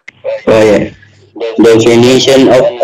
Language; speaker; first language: English; non-native, learner; Indonesian